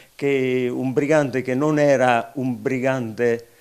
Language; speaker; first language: Italian; native; Italian